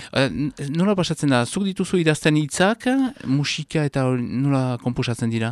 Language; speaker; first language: Basque; native; Basque